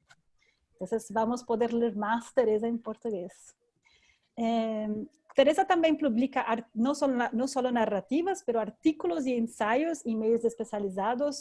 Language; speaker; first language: Spanish; non-native, fluent; Portuguese